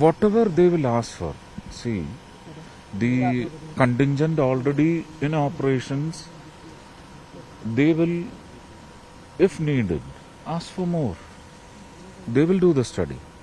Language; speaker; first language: English; non-native, local second language; Malayalam